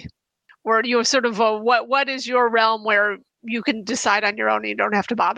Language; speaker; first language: English; native; English